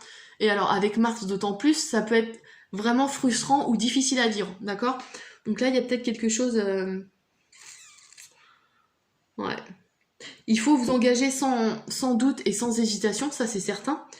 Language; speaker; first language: French; native; French